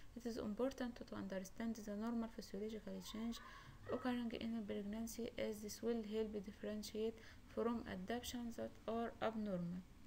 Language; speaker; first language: English; non-native, fluent; Arabic